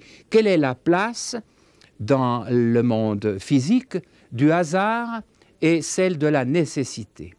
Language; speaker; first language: French; native; French